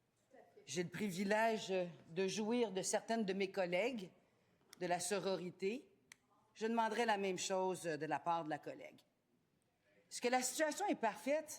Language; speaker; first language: French; native; French